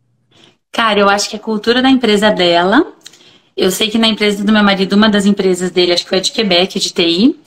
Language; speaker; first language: Portuguese; native; Portuguese